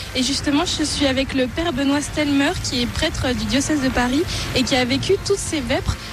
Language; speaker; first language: French; native; French